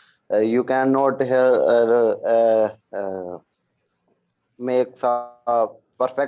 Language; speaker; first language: English; non-native, learner; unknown